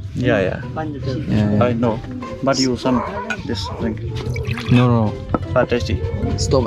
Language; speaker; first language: English; non-native, learner; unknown